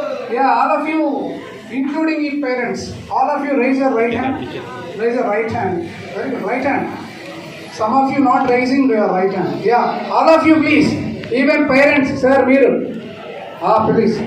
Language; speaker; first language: English; non-native, local second language; Telugu